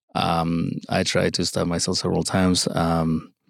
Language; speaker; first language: English; early bilingual, other home language; Spanish